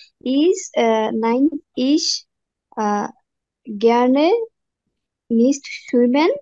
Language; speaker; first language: German; non-native, learner; Bangla